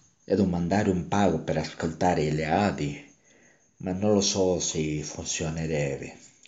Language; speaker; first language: Italian; non-native, learner; Spanish